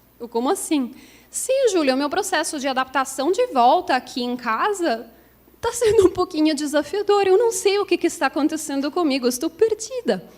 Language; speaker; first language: Portuguese; non-native, fluent; Italian